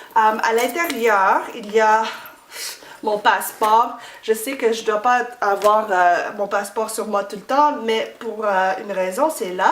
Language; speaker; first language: French; non-native, fluent; English